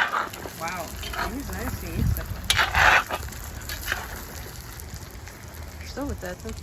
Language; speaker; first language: Russian; early bilingual, heritage; Russian